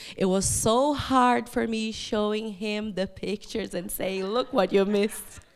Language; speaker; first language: English; non-native, fluent; Portuguese